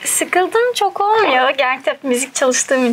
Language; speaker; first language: Turkish; early bilingual, heritage; Turkish